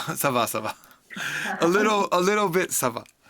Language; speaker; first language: French; non-native, learner; English